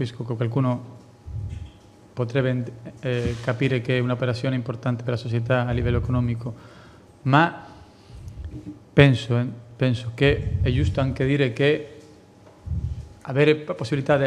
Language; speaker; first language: Italian; non-native, fluent; Spanish